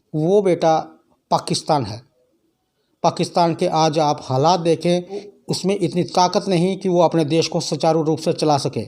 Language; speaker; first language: Hindi; non-native, local second language; Dogri